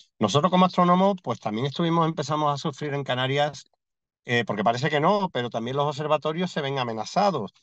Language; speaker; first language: Spanish; native; Spanish